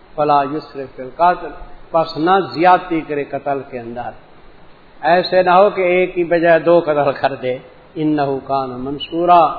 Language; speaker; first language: Urdu; non-native, local second language; Punjabi